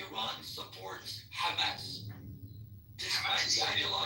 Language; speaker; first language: English; native; English